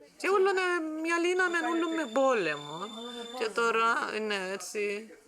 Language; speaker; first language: Greek; non-native, local second language; Turkish